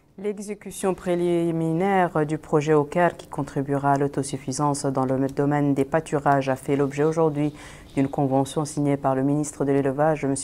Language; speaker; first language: French; non-native, local second language; Arabic